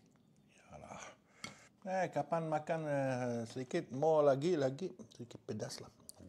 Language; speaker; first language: Indonesian; non-native, learner; French